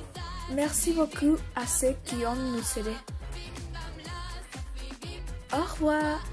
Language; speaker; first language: French; non-native, learner; Spanish